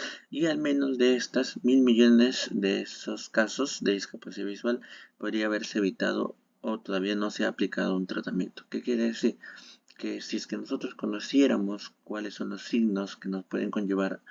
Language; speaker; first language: Spanish; native; Spanish